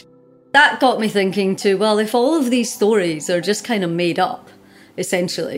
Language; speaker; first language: English; native; English